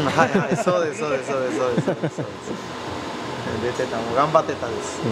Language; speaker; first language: Japanese; non-native, learner; Spanish